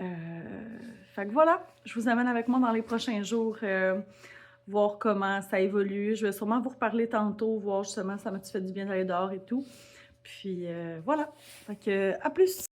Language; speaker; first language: French; native; French